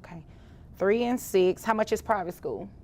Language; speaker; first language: English; native; English